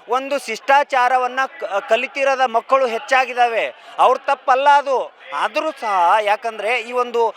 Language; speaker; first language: Kannada; native; Kannada